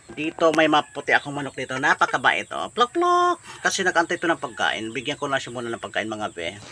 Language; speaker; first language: Filipino; non-native, local second language; Cebuano